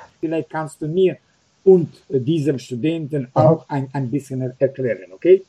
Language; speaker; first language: German; non-native, fluent; Russian